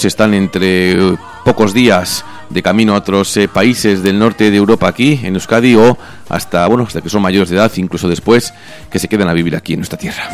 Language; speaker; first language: Spanish; native; Spanish